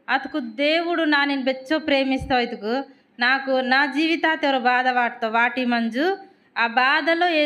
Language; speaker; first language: Telugu; non-native, local second language; Koya